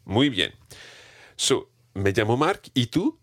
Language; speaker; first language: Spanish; non-native, fluent; English